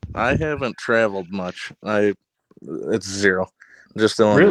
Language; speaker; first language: English; native; English